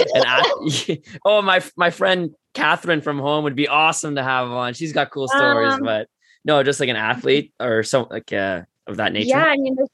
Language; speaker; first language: English; native; English